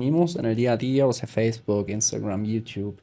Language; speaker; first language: Spanish; native; Spanish